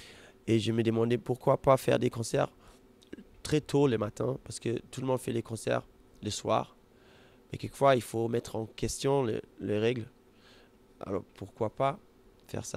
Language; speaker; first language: French; non-native, fluent; German